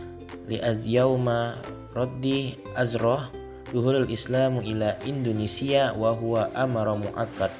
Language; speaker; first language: Arabic; non-native, learner; Indonesian